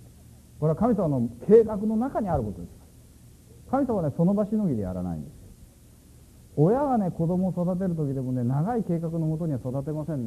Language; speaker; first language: Japanese; native; Japanese